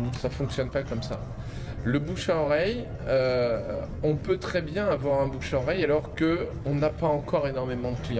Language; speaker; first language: French; native; French